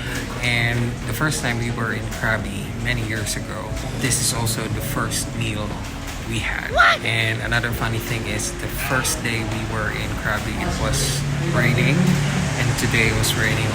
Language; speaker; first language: English; non-native, local second language; Filipino